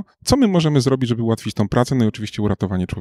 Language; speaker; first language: Polish; native; Polish